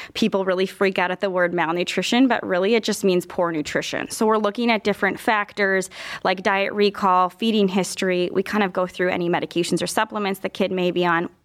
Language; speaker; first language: English; native; English